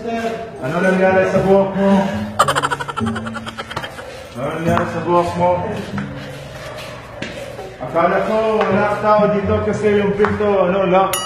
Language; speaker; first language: Filipino; non-native, learner; Arabic